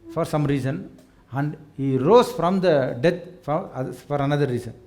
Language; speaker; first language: English; non-native, local second language; Tamil